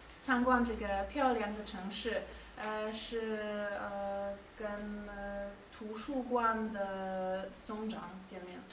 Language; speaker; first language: Chinese; non-native, fluent; Polish